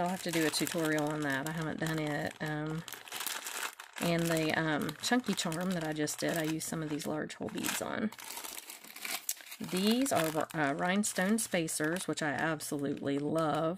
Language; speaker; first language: English; native; English